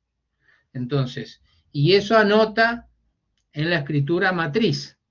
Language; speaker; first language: Spanish; native; Spanish